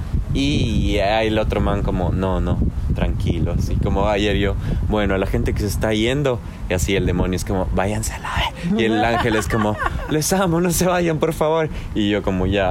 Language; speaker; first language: Spanish; native; Spanish